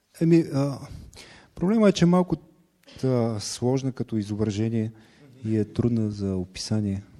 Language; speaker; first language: Bulgarian; native; Bulgarian